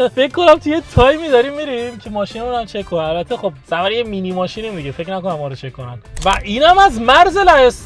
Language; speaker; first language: Persian; native; Persian